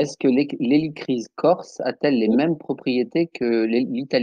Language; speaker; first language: French; native; French